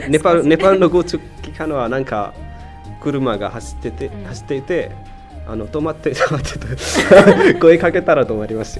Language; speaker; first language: Japanese; non-native, fluent; Newari